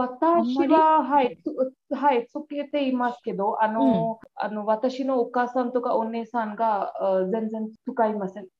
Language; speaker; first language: Japanese; non-native, learner; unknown